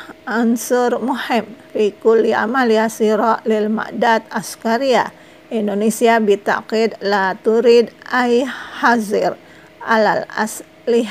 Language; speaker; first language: Arabic; non-native, fluent; Indonesian